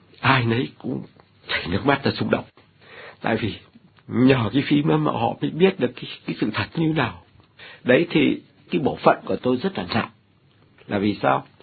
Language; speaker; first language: Vietnamese; native; Vietnamese